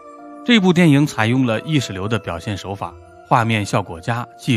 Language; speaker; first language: Chinese; native; Chinese